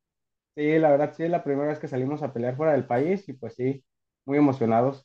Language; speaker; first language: Spanish; native; Spanish